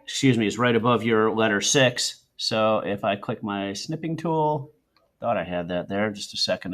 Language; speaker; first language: English; native; English